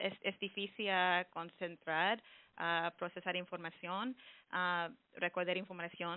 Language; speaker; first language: Spanish; early bilingual, heritage; English